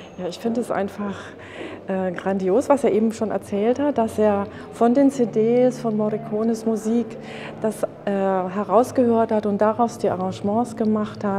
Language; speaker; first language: German; native; German